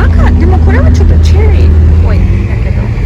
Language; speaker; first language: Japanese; non-native, fluent; Russian